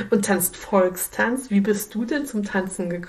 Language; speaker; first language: German; native; German